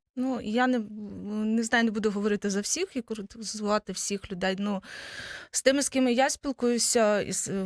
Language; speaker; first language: Ukrainian; native; Ukrainian